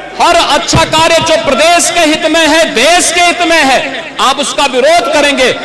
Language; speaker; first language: Hindi; native; Hindi